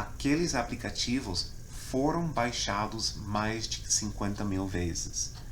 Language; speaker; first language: Portuguese; non-native, fluent; English